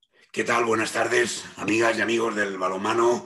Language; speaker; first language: Spanish; native; Spanish